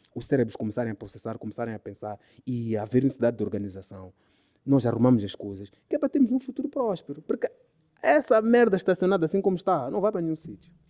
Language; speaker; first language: Portuguese; native; Portuguese